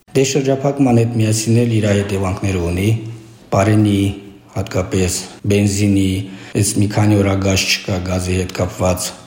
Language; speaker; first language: Armenian; native; Armenian